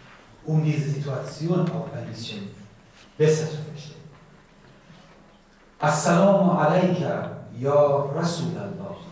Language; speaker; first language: German; non-native, learner; Persian